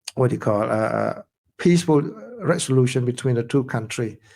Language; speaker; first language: English; non-native, fluent; Khmer